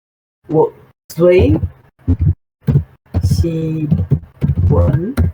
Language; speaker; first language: Chinese; non-native, fluent; Portuguese